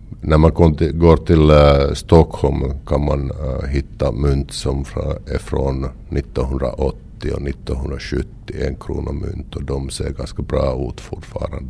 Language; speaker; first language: Swedish; non-native, local second language; Finnish